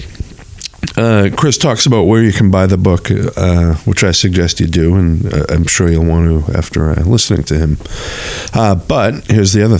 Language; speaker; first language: English; native; English